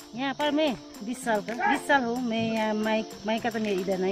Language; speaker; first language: Hindi; non-native, local second language; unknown